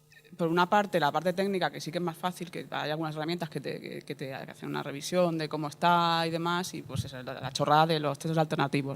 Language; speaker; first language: Spanish; native; Spanish